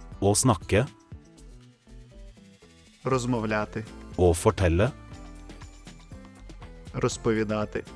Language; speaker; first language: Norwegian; non-native, fluent; Ukrainian